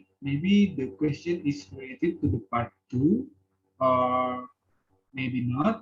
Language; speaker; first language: English; non-native, learner; Indonesian